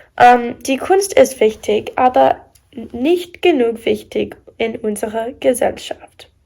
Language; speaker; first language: German; non-native, learner; English